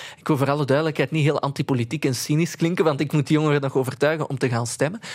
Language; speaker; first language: Dutch; early bilingual, other home language; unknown